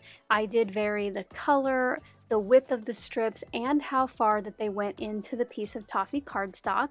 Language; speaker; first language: English; native; English